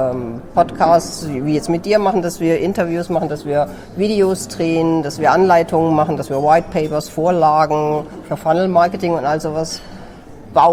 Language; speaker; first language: German; native; German